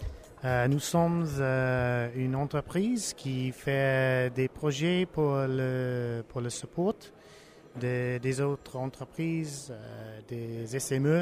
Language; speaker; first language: French; non-native, learner; English